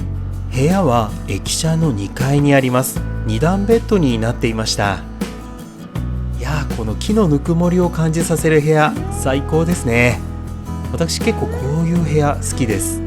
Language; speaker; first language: Japanese; native; Japanese